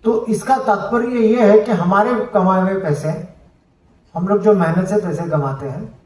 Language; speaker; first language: Hindi; non-native, local second language; Marathi